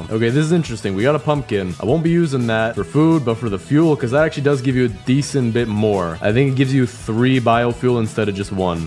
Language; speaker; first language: English; native; English